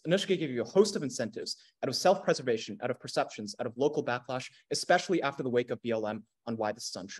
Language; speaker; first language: English; native; English